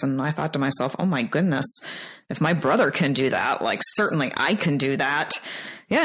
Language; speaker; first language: English; native; English